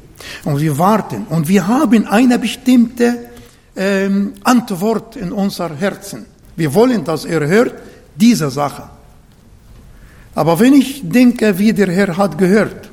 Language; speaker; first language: German; non-native, learner; Arabic